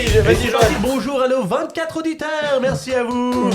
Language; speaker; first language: French; native; French